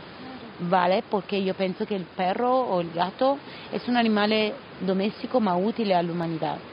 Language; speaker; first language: Spanish; non-native, learner; Italian